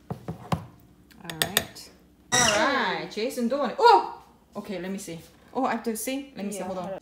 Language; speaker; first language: English; non-native, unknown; Korean